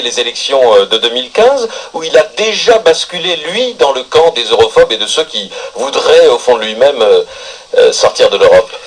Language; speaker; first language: French; native; French